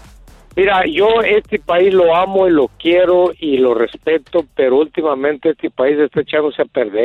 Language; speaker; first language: Spanish; native; Spanish